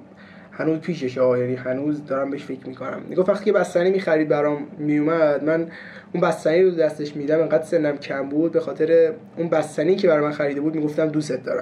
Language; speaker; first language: Persian; native; Persian